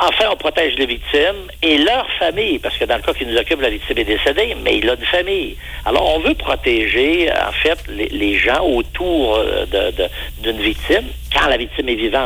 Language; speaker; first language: French; native; French